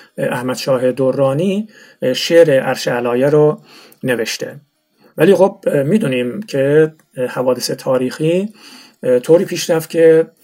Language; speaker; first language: Persian; non-native, local second language; Turkmen